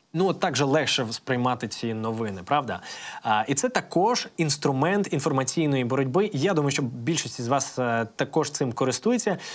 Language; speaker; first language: Ukrainian; native; Ukrainian